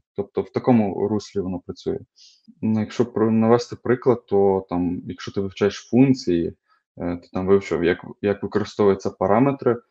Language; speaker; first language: Ukrainian; native; Ukrainian